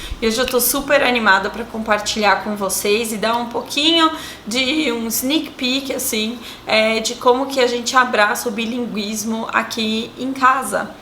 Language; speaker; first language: Portuguese; native; Portuguese